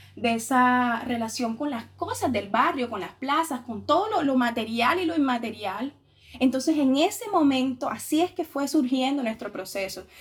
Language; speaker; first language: Spanish; native; Spanish